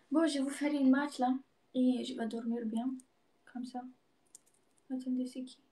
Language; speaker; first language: French; non-native, learner; Russian